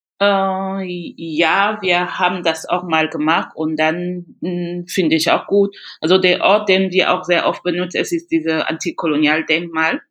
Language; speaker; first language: German; non-native, fluent; French